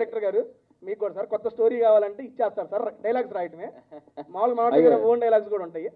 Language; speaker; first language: Telugu; native; Telugu